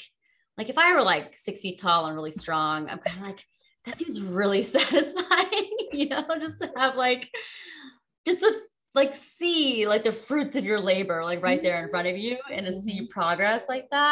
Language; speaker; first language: English; native; English